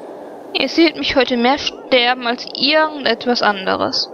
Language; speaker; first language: German; native; German